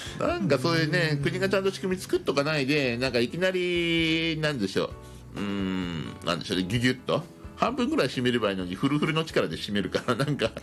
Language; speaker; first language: Japanese; native; Japanese